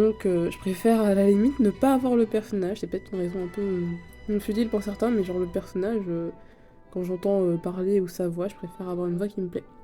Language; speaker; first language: French; native; French